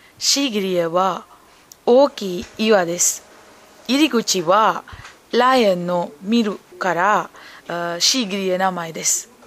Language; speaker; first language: Japanese; non-native, learner; Sinhala